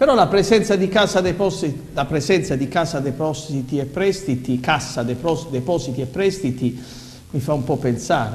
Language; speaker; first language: Italian; native; Italian